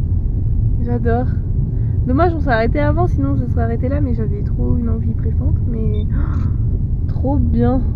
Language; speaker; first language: French; native; French